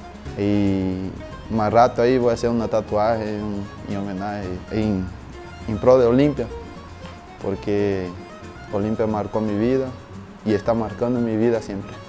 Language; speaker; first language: Spanish; non-native, learner; Portuguese